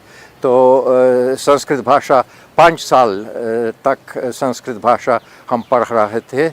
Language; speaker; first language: Hindi; non-native, fluent; Polish